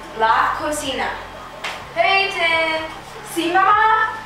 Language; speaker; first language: Spanish; non-native, learner; English